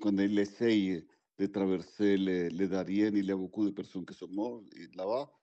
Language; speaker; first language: French; non-native, fluent; Spanish